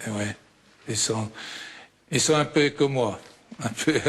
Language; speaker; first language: French; non-native, local second language; Swiss German